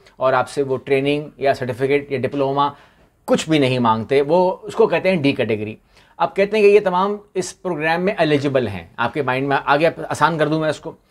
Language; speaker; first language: Urdu; native; Urdu